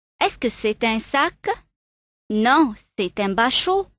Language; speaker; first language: French; non-native, fluent; Arabic